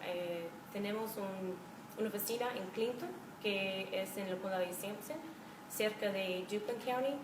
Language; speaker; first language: Spanish; non-native, fluent; English